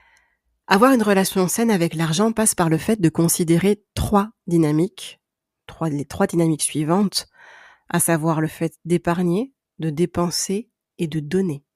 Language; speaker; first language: French; native; French